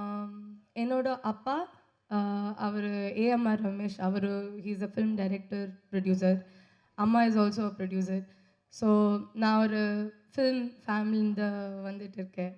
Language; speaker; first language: Tamil; non-native, local second language; Kannada